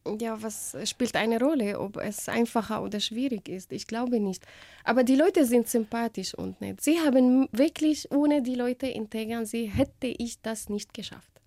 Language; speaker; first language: German; non-native, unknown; Arabic